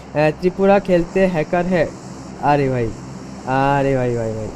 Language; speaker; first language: Hindi; non-native, local second language; Bangla